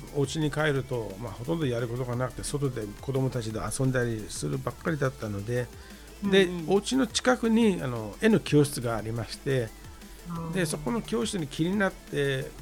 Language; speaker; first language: Japanese; non-native, fluent; Persian